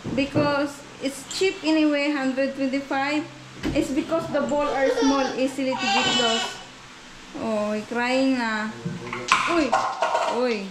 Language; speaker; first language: English; non-native, local second language; Cebuano